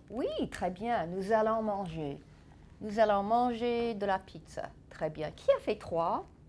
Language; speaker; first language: French; non-native, fluent; English